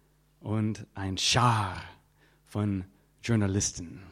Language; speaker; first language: German; non-native, fluent; English